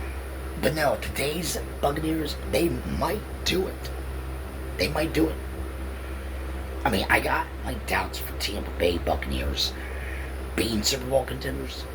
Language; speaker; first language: English; native; English